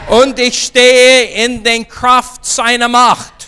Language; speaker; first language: German; non-native, learner; English